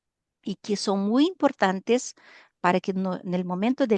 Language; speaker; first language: Spanish; non-native, learner; Portuguese